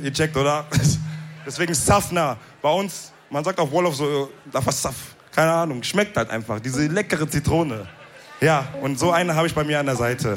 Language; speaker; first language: German; early bilingual, other home language; Wolof